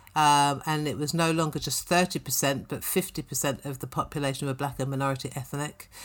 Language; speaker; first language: English; native; English